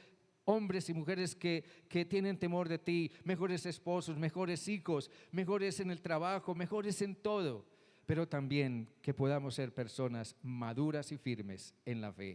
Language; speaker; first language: Spanish; native; Spanish